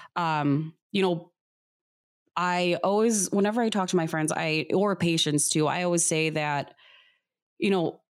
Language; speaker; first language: English; early bilingual, other home language; Filipino